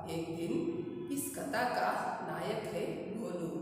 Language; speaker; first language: Hindi; non-native, local second language; Kannada